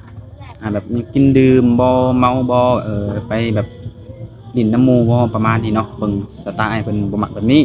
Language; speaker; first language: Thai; non-native, local second language; Northeastern Thai